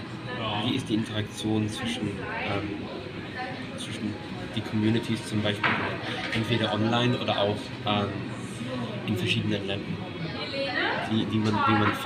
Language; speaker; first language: German; non-native, fluent; English